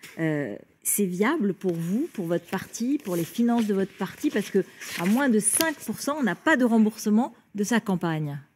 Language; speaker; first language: French; native; French